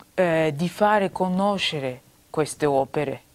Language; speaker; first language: Italian; non-native, fluent; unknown